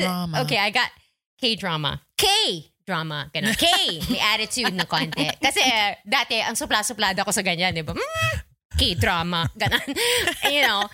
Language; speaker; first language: English; non-native, local second language; Filipino